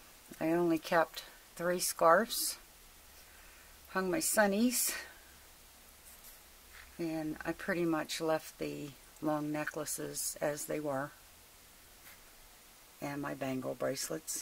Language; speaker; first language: English; native; English